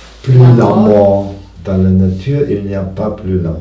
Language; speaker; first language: French; non-native, learner; Italian